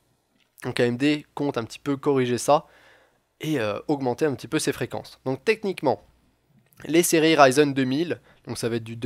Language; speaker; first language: French; native; French